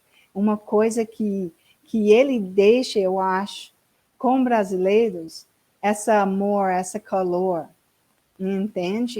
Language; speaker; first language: Portuguese; non-native, learner; English